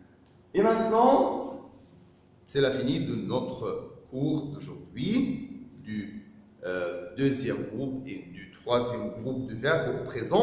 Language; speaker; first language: French; non-native, fluent; Arabic